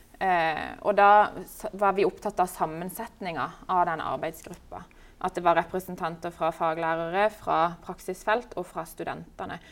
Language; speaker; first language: Norwegian; native; Norwegian